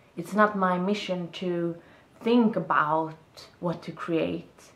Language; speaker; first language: English; non-native, fluent; Swedish